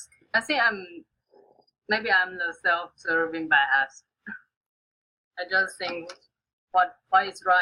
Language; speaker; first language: English; non-native, fluent; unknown